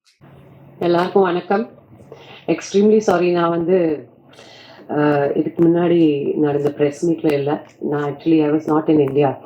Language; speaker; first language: Tamil; non-native, fluent; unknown